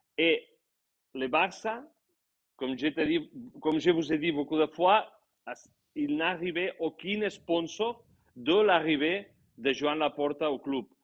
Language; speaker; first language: French; non-native, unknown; Catalan